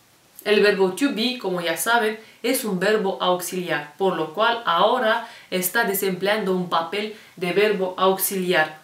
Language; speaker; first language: Spanish; non-native, fluent; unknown